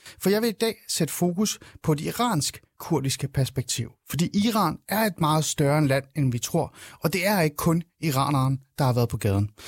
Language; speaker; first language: Danish; early bilingual, other home language; Persian